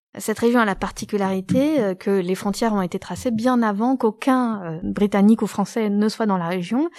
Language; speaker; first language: French; native; French